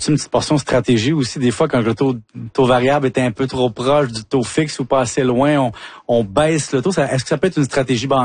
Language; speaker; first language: French; native; French